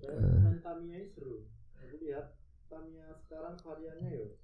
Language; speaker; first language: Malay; non-native, local second language; Javanese